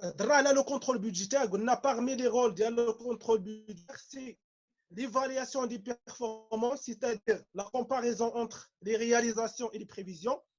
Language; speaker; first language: French; non-native, local second language; Arabic